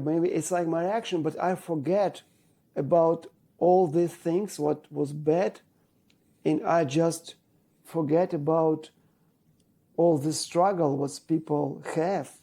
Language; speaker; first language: English; non-native, learner; Ukrainian